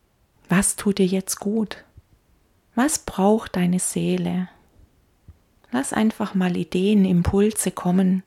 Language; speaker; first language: German; native; German